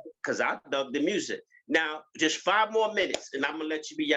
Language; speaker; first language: English; native; English